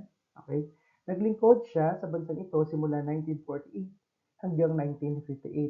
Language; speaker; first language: Filipino; native; Filipino